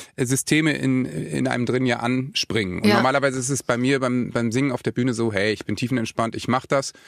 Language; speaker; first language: German; native; German